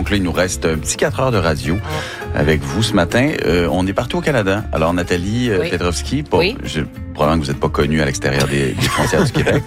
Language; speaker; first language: French; native; French